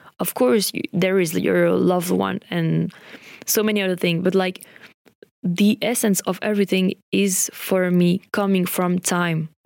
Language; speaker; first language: English; non-native, fluent; French